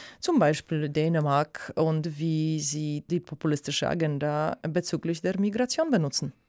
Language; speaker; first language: German; non-native, fluent; Polish